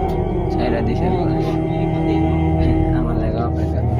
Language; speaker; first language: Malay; non-native, learner; Bangla